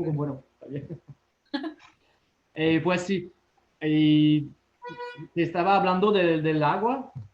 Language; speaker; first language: Spanish; non-native, fluent; French